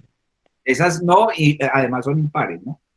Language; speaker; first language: Spanish; native; Spanish